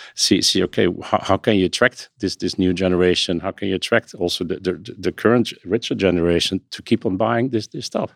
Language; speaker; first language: English; non-native, fluent; Dutch